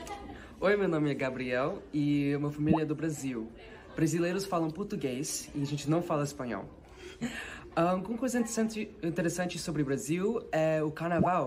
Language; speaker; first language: Portuguese; early bilingual, heritage; Portuguese